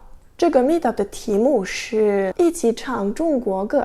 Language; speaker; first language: Chinese; non-native, learner; Russian